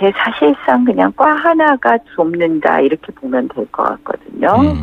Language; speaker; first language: Korean; native; Korean